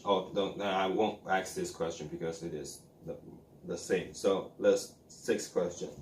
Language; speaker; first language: English; non-native, learner; Chinese